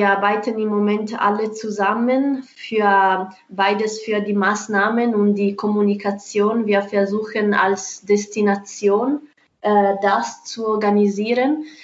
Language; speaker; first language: German; non-native, fluent; Italian